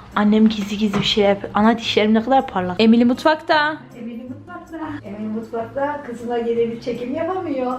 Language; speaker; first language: Turkish; native; Turkish